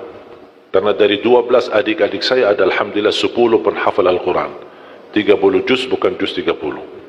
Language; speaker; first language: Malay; non-native, fluent; Arabic